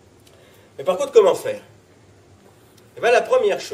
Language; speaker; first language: French; native; French